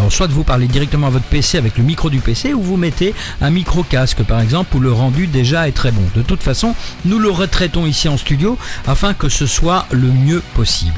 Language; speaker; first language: French; native; French